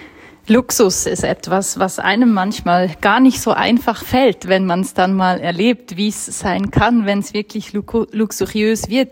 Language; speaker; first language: German; native; German